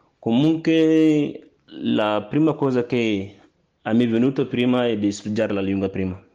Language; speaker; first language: Italian; non-native, learner; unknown